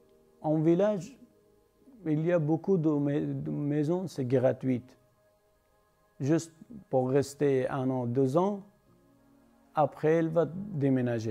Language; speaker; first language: French; non-native, learner; Persian